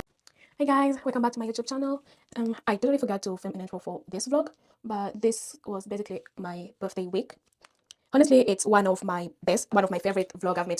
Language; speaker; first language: English; non-native, fluent; French